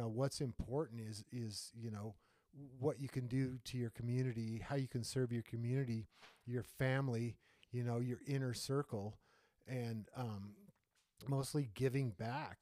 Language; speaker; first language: English; native; English